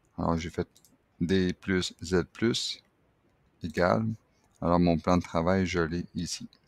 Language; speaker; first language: French; native; French